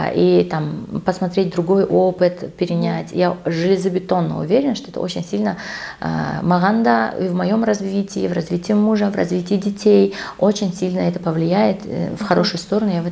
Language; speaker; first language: Russian; non-native, local second language; Kazakh